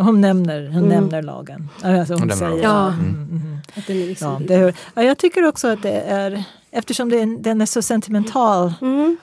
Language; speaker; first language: Swedish; non-native, fluent; English